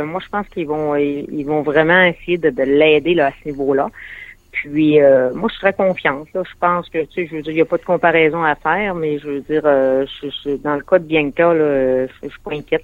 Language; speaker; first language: French; native; French